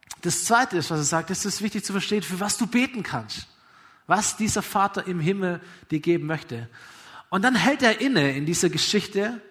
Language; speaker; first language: German; native; German